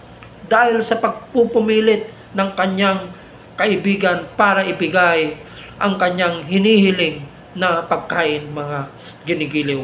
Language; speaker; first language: Filipino; native; Filipino